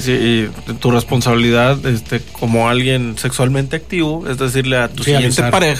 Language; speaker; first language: Spanish; native; Spanish